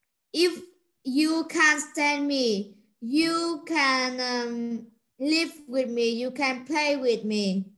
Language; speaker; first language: English; non-native, learner; Vietnamese